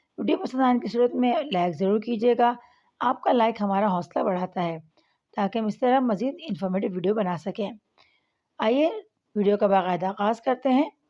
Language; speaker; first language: Urdu; non-native, local second language; Pashto